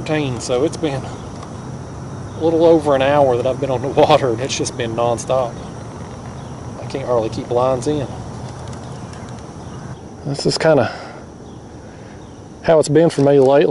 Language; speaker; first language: English; native; English